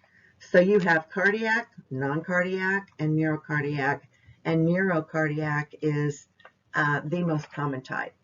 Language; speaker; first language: English; native; English